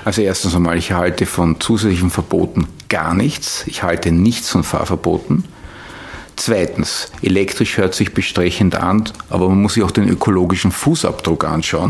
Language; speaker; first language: German; native; German